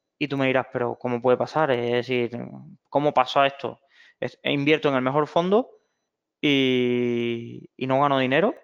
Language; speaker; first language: Spanish; native; Spanish